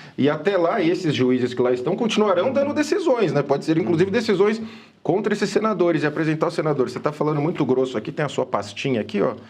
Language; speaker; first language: Portuguese; native; Portuguese